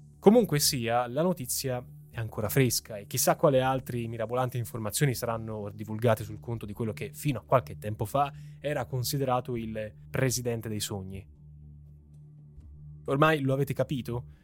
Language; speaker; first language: Italian; native; Italian